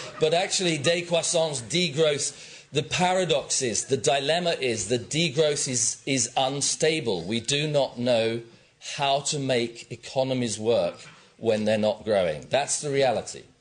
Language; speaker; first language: English; native; English